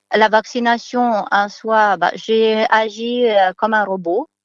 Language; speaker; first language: French; non-native, fluent; Romanian